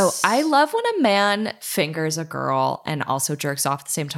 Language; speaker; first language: English; native; English